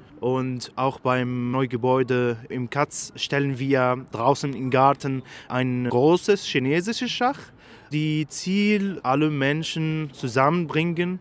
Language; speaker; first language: German; non-native, learner; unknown